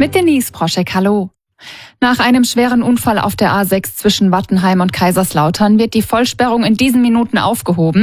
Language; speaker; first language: German; native; German